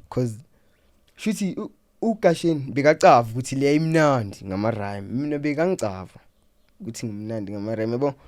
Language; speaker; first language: Zulu; non-native, local second language; Southern Sotho